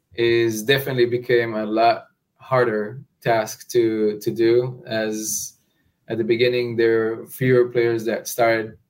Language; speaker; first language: English; non-native, fluent; Hebrew